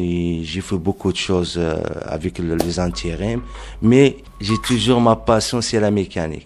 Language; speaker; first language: French; non-native, learner; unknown